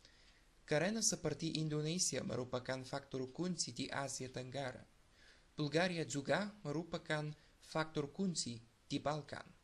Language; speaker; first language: Indonesian; non-native, learner; Bulgarian